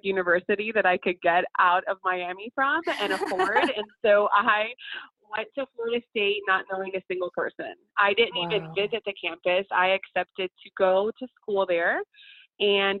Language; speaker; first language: English; early bilingual, other home language; Spanish